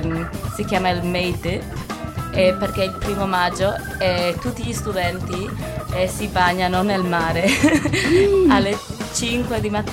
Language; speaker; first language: Italian; non-native, fluent; English